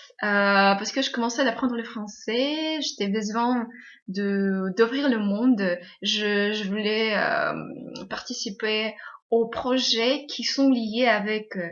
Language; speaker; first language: French; non-native, fluent; Russian